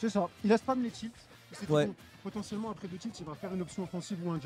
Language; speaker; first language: French; native; French